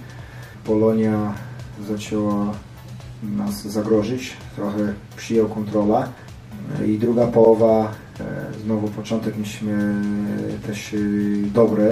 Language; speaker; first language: Polish; non-native, learner; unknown